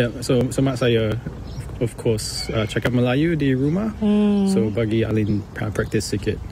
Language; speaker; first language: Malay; early bilingual, heritage; English